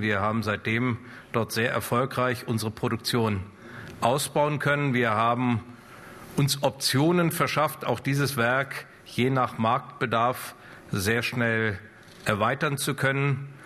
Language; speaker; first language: German; native; German